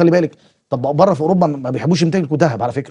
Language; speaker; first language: Arabic; native; Arabic